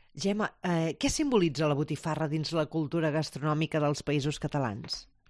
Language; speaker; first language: Catalan; native; Catalan